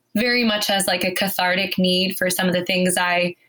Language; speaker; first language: English; native; English